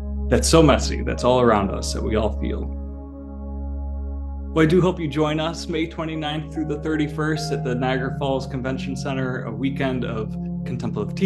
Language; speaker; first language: English; native; English